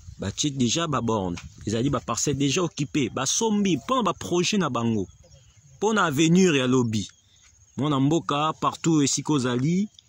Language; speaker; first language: Lingala; native; Lingala